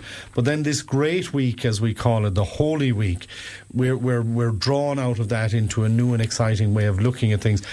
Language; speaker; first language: English; native; English